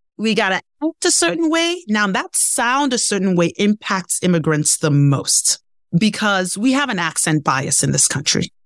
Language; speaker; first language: English; non-native, local second language; Ibibio